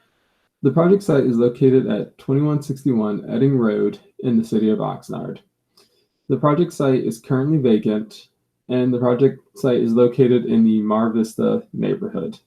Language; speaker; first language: English; native; English